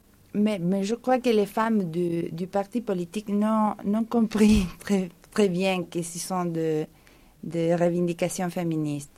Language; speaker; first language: French; non-native, fluent; Spanish